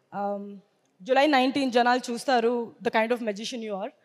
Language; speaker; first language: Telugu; non-native, learner; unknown